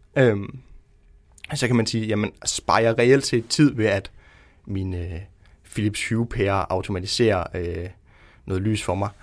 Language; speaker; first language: Danish; native; Danish